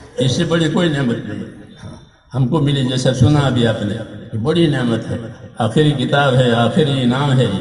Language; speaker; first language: Urdu; non-native, local second language; Gujarati